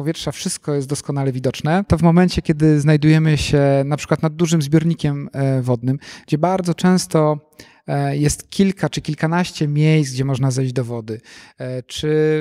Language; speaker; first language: Polish; native; Polish